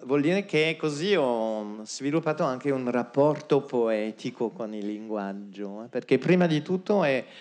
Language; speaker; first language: Italian; non-native, fluent; French